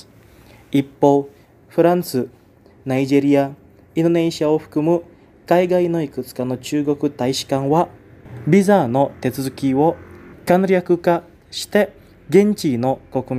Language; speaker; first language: Japanese; non-native, fluent; Indonesian